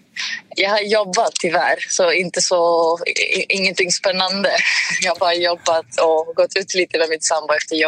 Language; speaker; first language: Swedish; non-native, fluent; Greek